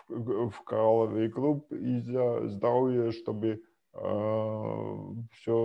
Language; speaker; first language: Russian; non-native, local second language; Latvian